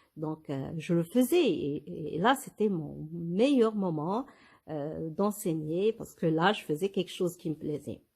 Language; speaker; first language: French; non-native, local second language; Arabic